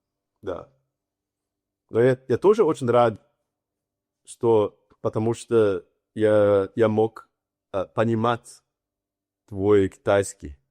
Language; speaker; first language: Russian; non-native, learner; Portuguese